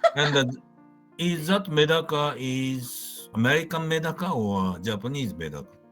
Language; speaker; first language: English; non-native, fluent; Japanese